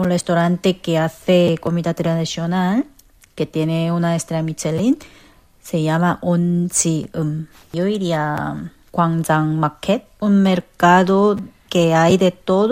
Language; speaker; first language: Spanish; non-native, fluent; Korean